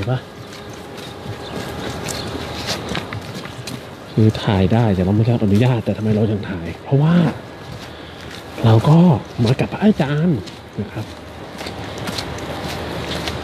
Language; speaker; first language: Thai; native; Thai